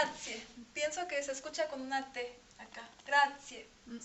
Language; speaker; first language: Spanish; non-native, fluent; French